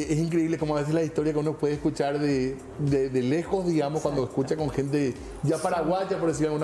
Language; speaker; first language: Spanish; native; Spanish